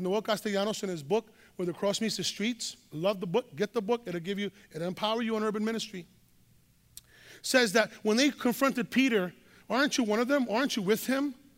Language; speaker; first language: English; early bilingual, other home language; Spanish